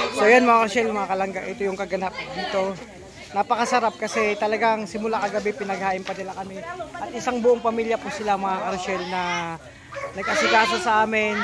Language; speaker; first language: Filipino; native; Filipino